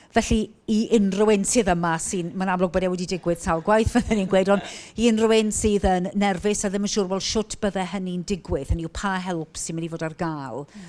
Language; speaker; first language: Welsh; native; Welsh